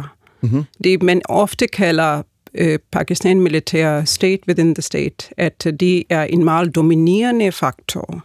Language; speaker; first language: Danish; non-native, fluent; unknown